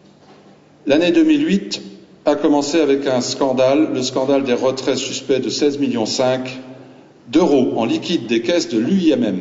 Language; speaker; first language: French; native; French